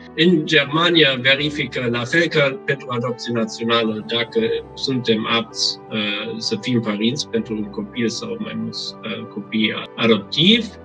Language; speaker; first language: Romanian; non-native, fluent; German